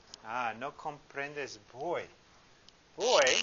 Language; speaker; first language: Spanish; non-native, fluent; English